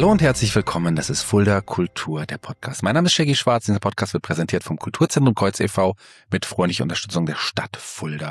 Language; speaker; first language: German; native; German